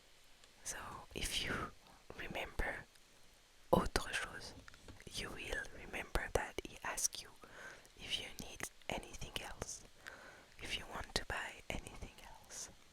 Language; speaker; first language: English; non-native, fluent; French